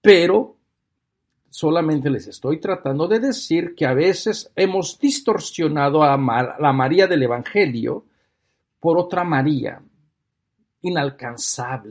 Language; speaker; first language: Spanish; native; Spanish